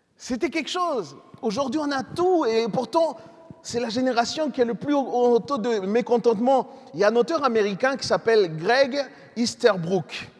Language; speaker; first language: French; non-native, fluent; Spanish